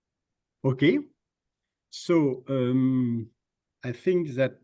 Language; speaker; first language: English; non-native, fluent; French